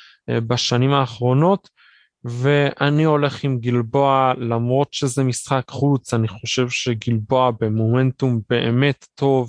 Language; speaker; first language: Hebrew; native; Hebrew